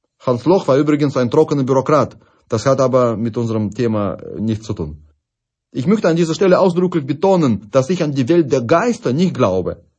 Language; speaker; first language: German; non-native, fluent; Russian